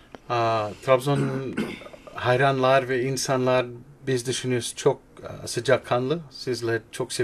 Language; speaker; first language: Turkish; non-native, learner; English